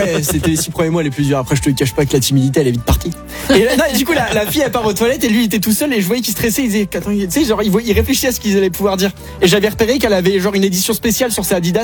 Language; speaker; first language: French; native; French